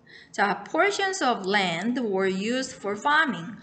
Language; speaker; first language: English; non-native, fluent; Korean